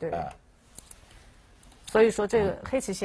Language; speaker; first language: Chinese; native; Chinese